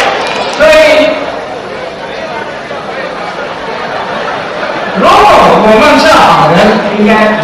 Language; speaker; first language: Chinese; non-native, local second language; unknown